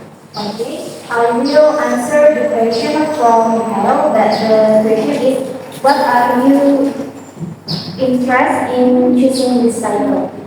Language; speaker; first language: English; non-native, learner; Indonesian